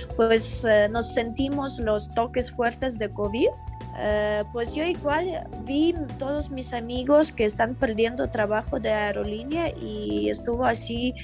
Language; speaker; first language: Spanish; non-native, fluent; Ukrainian